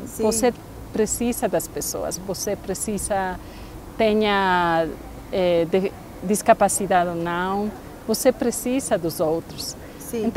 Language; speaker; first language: Portuguese; non-native, fluent; Spanish